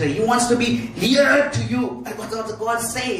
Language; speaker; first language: English; non-native, local second language; Telugu